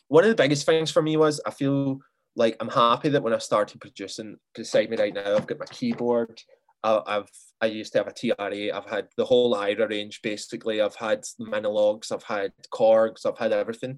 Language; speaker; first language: English; native; English